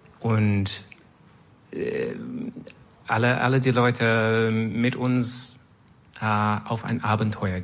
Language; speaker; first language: German; non-native, learner; French